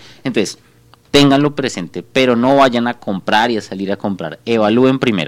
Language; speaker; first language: Spanish; native; Spanish